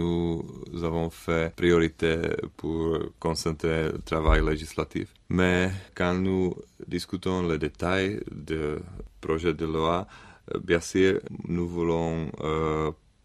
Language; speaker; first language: French; non-native, learner; Czech